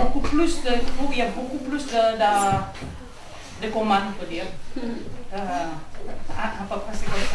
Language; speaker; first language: French; non-native, fluent; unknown